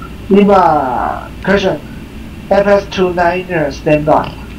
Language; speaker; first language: English; non-native, fluent; Chinese